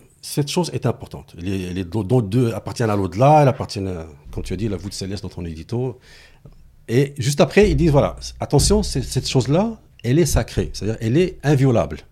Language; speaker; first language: French; non-native, local second language; Arabic